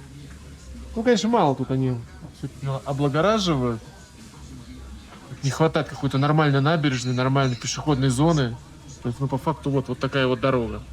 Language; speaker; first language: Russian; native; Russian